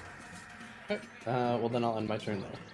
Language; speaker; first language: English; native; English